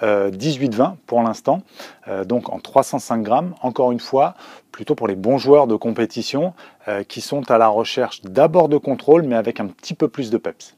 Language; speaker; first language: French; native; French